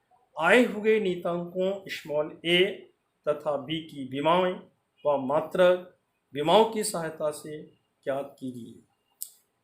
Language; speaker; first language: Hindi; native; Hindi